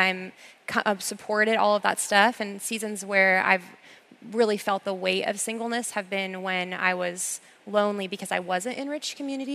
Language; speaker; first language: English; native; English